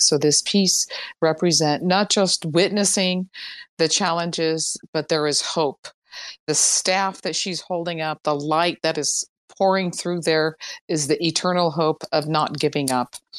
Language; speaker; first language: English; early bilingual, other home language; Persian